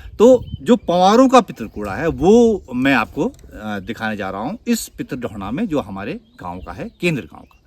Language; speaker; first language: Hindi; native; Hindi